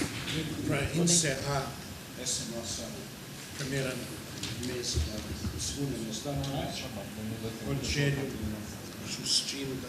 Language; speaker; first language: Portuguese; non-native, fluent; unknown